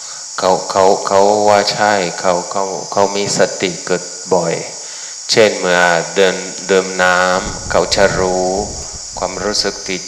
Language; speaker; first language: Thai; non-native, fluent; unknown